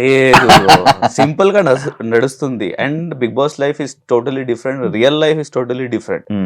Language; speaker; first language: Telugu; non-native, learner; Hindi